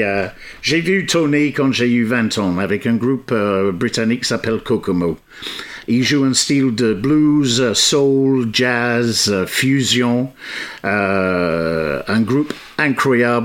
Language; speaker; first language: French; non-native, fluent; English